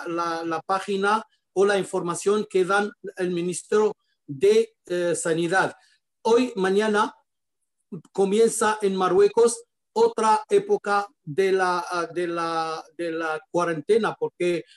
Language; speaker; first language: Spanish; non-native, fluent; Arabic